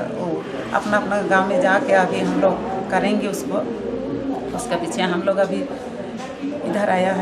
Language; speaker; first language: Hindi; non-native, local second language; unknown